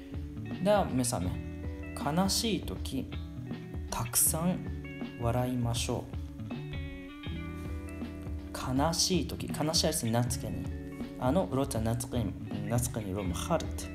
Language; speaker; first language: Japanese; non-native, learner; Georgian